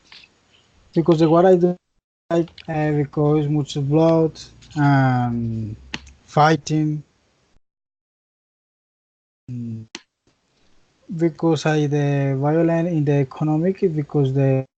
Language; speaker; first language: English; non-native, learner; Spanish